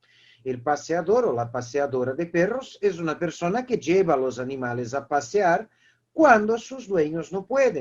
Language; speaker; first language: Spanish; non-native, fluent; Portuguese